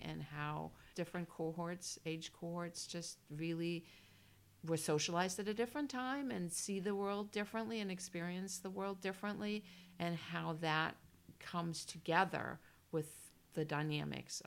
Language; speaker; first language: English; non-native, fluent; German